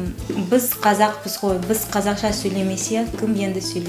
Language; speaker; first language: Kazakh; non-native, local second language; Russian